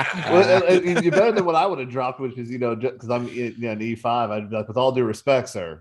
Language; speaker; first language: English; native; English